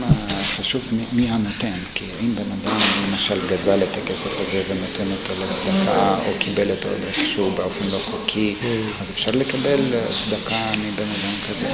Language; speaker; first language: Hebrew; non-native, fluent; Russian